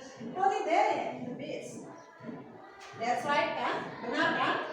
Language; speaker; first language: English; non-native, learner; Indonesian